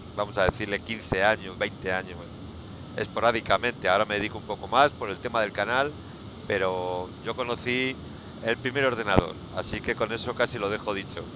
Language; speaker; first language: Spanish; native; Spanish